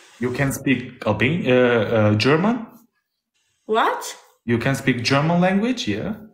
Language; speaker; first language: English; non-native, learner; Albanian